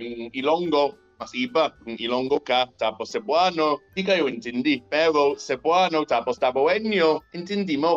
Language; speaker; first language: Filipino; non-native, learner; English